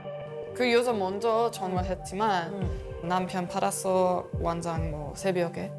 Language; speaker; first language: Korean; non-native, learner; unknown